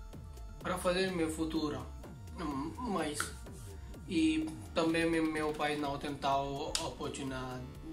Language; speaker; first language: Portuguese; non-native, learner; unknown